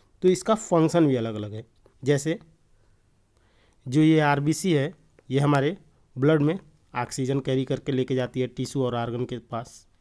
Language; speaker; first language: Hindi; native; Hindi